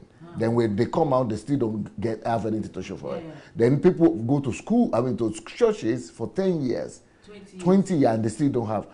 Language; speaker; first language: English; non-native, local second language; Yoruba